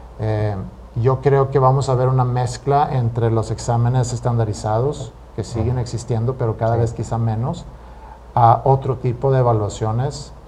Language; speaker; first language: Spanish; non-native, fluent; Swedish